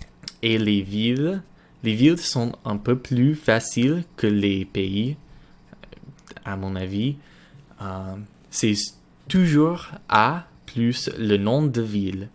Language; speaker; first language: French; non-native, learner; English